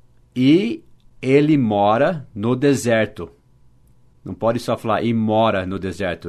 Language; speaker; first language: Portuguese; non-native, fluent; English